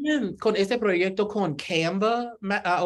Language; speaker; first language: Spanish; non-native, learner; English